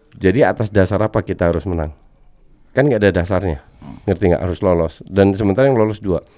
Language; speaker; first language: Indonesian; non-native, fluent; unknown